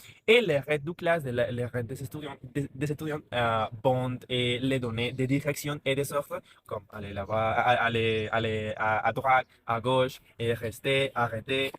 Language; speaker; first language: French; non-native, learner; Spanish